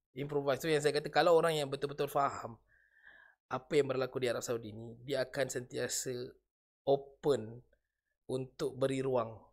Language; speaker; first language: Malay; native; Malay